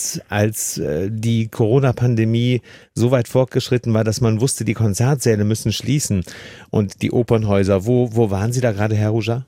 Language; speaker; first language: German; native; German